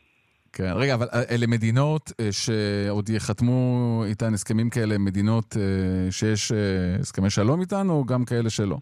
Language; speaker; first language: Hebrew; native; Hebrew